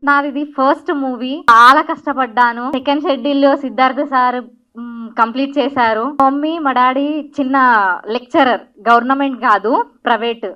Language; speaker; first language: Telugu; non-native, local second language; Marathi